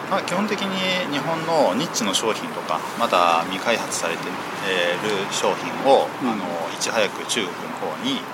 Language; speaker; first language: Japanese; early bilingual, other home language; Chinese